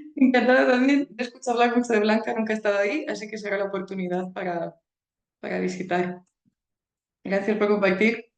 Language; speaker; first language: Spanish; non-native, fluent; Italian